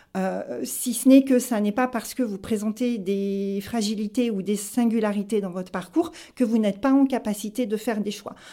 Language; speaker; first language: French; native; French